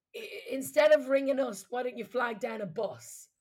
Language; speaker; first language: English; native; English